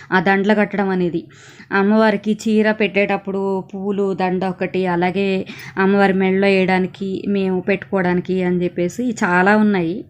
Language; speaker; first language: Telugu; native; Telugu